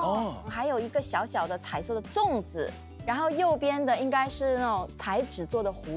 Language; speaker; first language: Chinese; native; Chinese